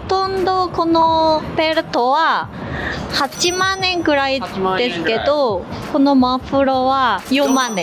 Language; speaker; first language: Japanese; non-native, learner; Korean